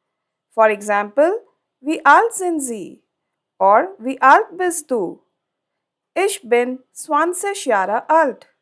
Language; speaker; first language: German; non-native, fluent; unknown